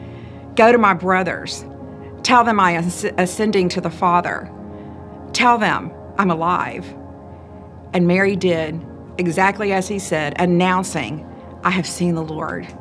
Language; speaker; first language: English; native; English